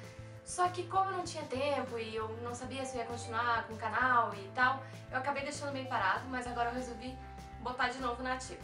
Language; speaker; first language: Portuguese; native; Portuguese